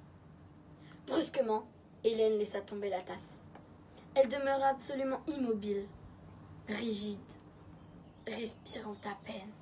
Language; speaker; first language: French; native; French